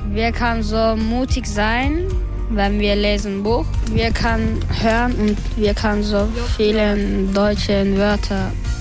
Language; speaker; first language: German; non-native, learner; Turkish